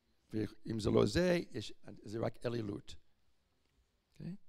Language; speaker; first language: Hebrew; non-native, fluent; English